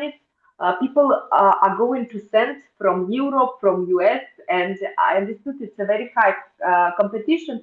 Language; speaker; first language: English; non-native, fluent; Russian